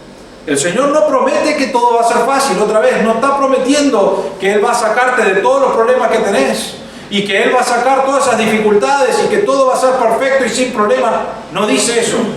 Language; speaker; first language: Spanish; native; Spanish